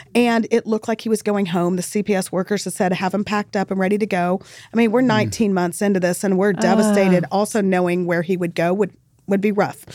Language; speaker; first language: English; native; English